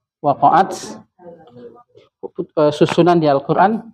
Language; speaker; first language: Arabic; non-native, fluent; Indonesian